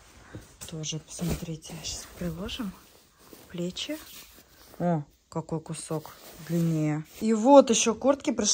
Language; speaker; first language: Russian; native; Russian